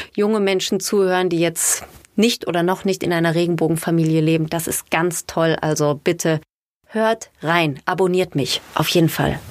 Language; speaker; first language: German; native; German